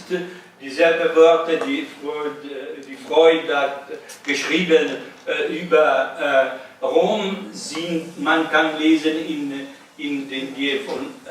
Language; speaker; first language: German; non-native, learner; Italian